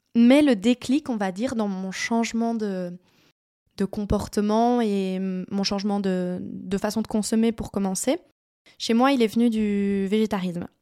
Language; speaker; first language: French; native; French